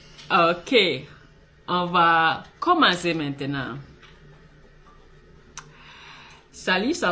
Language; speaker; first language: French; non-native, learner; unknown